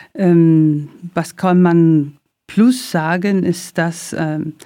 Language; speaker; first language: German; non-native, learner; Spanish